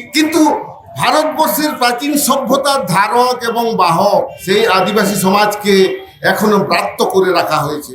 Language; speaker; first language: Bangla; non-native, local second language; Santali